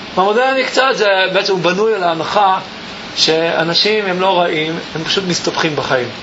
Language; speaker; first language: Hebrew; native; Hebrew